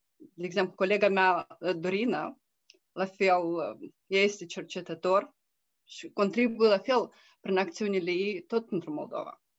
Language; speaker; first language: Romanian; native; Romanian